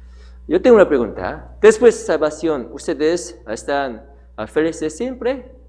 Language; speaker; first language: Spanish; non-native, learner; Korean